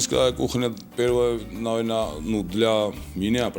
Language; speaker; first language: Russian; non-native, local second language; Georgian